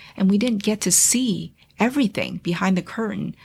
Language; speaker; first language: English; early bilingual, other home language; Chinese